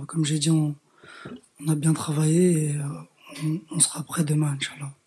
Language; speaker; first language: French; early bilingual, other home language; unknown